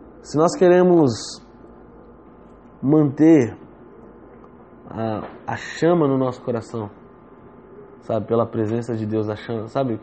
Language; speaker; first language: Portuguese; native; Portuguese